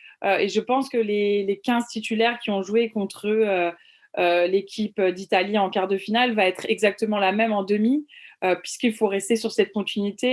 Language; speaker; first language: French; native; French